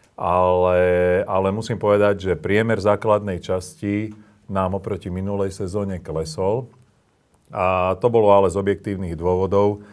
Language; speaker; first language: Slovak; native; Slovak